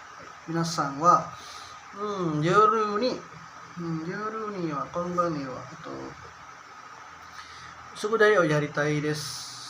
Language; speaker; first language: Japanese; non-native, learner; Indonesian